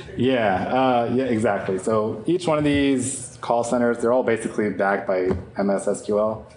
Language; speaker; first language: English; native; English